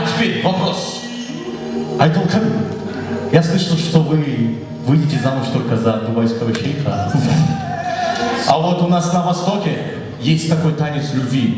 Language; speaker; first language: Russian; non-native, local second language; Kazakh